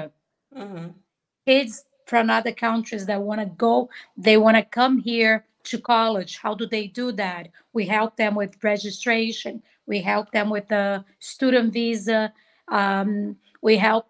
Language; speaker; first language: English; non-native, fluent; Portuguese